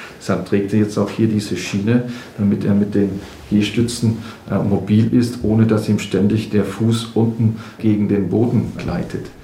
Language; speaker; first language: German; native; German